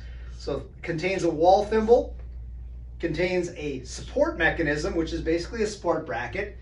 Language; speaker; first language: English; native; English